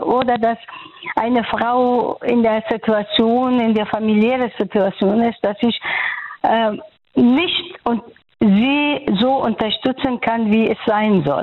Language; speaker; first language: German; non-native, fluent; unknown